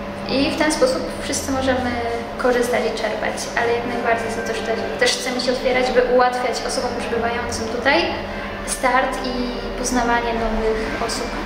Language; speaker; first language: Polish; native; Polish